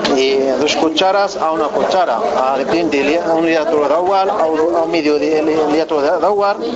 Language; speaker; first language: Spanish; non-native, learner; Arabic